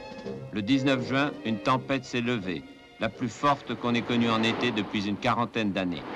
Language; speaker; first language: French; native; French